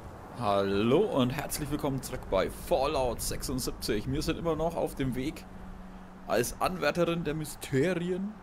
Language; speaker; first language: German; native; German